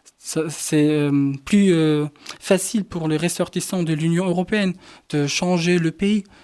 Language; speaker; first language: French; non-native, fluent; German